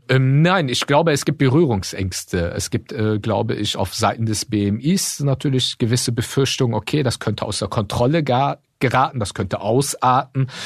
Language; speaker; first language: German; early bilingual, other home language; Turkish